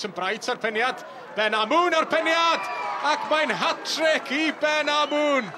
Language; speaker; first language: Welsh; native; Welsh